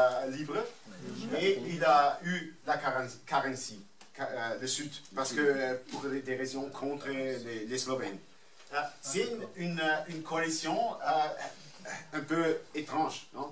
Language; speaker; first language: French; non-native, fluent; German